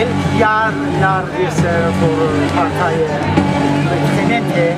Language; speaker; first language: Dutch; non-native, learner; Italian